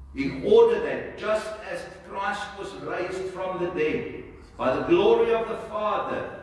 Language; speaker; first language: English; non-native, local second language; Afrikaans